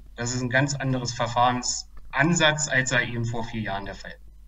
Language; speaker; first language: German; native; German